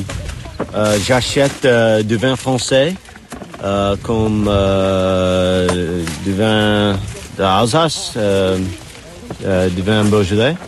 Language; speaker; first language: French; non-native, learner; English